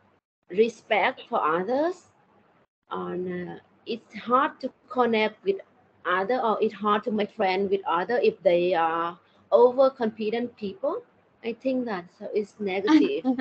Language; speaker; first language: English; non-native, learner; Thai